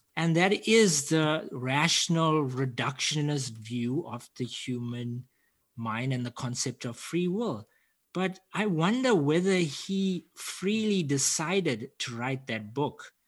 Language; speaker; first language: English; native; English